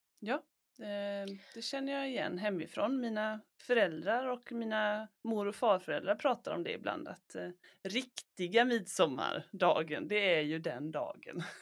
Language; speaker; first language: Swedish; native; Swedish